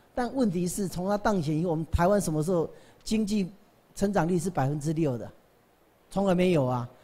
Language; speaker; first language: Chinese; native; Chinese